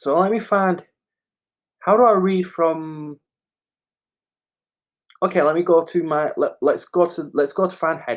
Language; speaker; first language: English; native; English